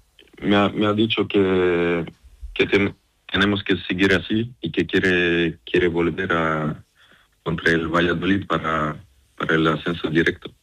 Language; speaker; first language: Spanish; non-native, fluent; French